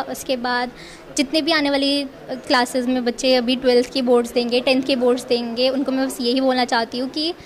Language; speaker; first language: Hindi; native; Hindi